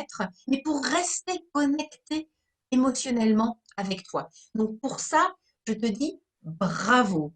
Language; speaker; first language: French; native; French